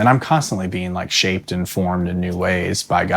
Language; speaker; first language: English; native; English